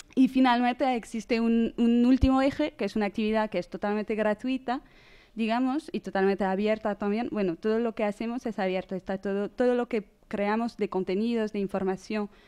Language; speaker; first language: Spanish; non-native, fluent; French